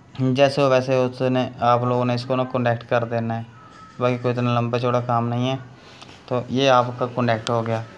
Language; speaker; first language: Urdu; native; Urdu